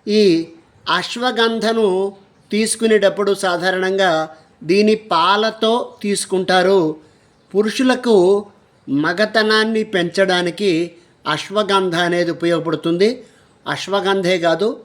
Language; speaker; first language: Telugu; native; Telugu